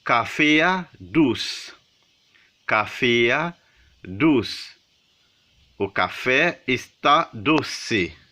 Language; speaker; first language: Portuguese; non-native, learner; Haitian Creole